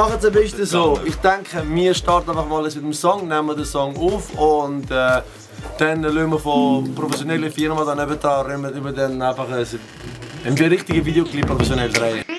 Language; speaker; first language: German; native; German